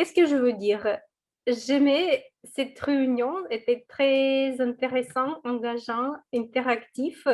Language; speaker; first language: French; non-native, fluent; Russian